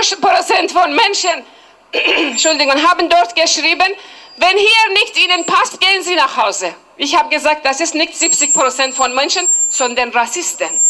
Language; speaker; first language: German; non-native, fluent; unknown